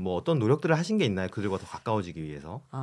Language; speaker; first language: Korean; native; Korean